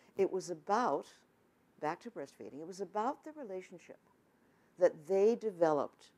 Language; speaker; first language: English; native; English